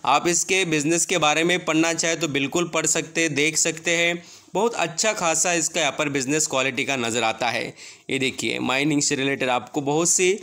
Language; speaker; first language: Hindi; native; Hindi